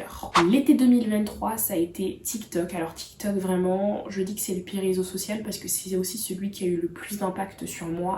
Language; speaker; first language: French; native; French